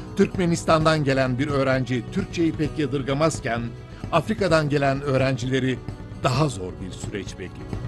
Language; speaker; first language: Turkish; native; Turkish